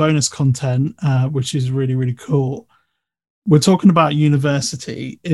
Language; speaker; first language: English; native; English